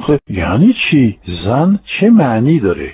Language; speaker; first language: Persian; non-native, fluent; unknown